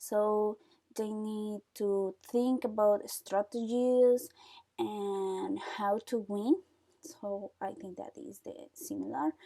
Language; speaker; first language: English; non-native, learner; Spanish